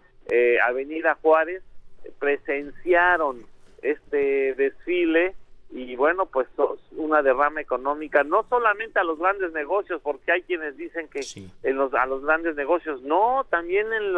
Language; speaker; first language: Spanish; native; Spanish